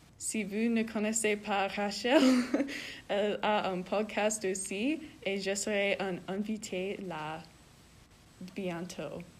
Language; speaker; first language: French; non-native, learner; English